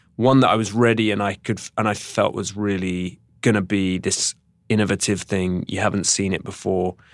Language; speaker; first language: English; native; English